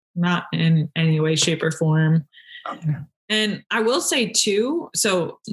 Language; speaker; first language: English; native; English